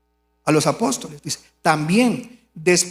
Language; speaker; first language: Spanish; native; Spanish